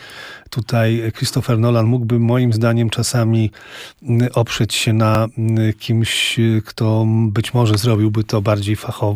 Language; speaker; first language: Polish; native; Polish